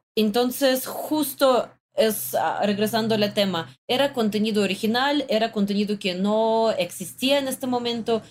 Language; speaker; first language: Spanish; non-native, fluent; Russian